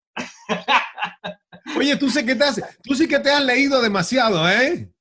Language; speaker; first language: Spanish; native; Spanish